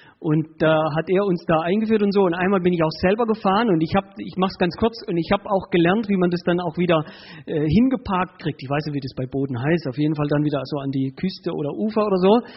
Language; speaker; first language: German; early bilingual, other home language; Spanish